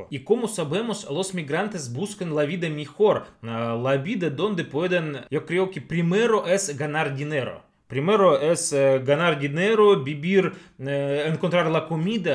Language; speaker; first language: Spanish; non-native, fluent; Russian